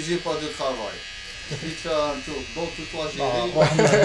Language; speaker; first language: French; non-native, local second language; Arabic